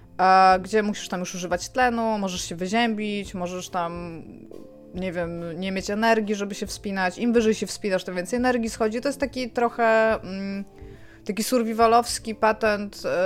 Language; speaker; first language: Polish; native; Polish